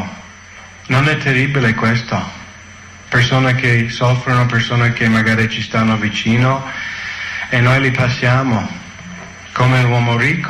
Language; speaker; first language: Italian; non-native, fluent; English